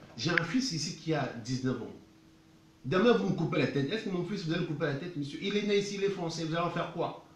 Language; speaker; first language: French; non-native, local second language; Lingala